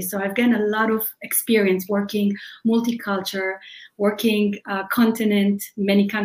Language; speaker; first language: English; non-native, fluent; Hebrew